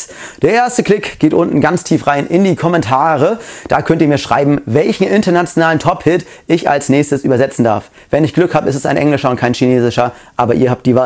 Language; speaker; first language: German; native; German